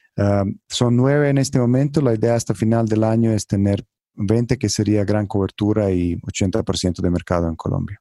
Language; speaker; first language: Spanish; non-native, fluent; Croatian